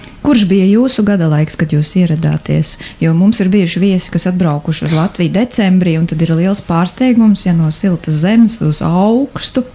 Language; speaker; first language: Latvian; native; Latvian